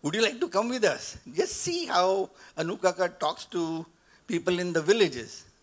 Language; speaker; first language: English; non-native, local second language; Marathi